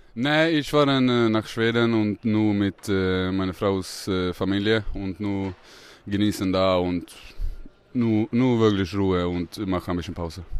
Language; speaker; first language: German; non-native, learner; Swedish